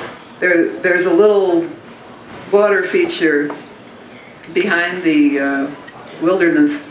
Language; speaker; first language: English; native; English